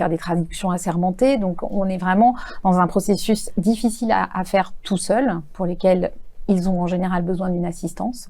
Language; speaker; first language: French; native; French